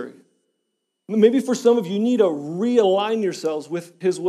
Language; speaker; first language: English; native; English